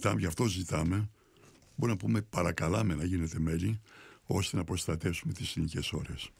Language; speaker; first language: Greek; early bilingual, heritage; Greek